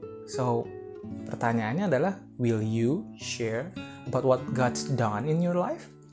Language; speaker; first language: English; non-native, fluent; Indonesian